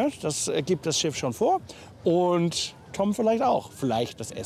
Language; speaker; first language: German; native; German